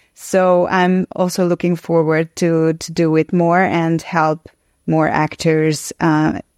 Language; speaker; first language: English; non-native, fluent; Hungarian